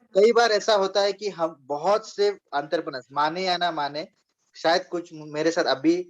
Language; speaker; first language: Hindi; non-native, local second language; Marathi